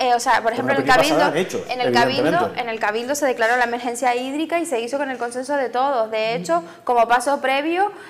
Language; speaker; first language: Spanish; native; Spanish